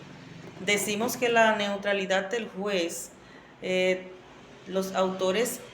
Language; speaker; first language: Spanish; native; Spanish